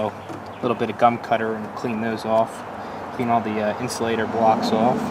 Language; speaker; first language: English; native; English